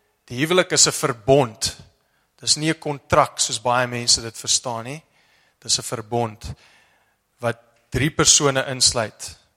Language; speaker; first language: Afrikaans; non-native, fluent; English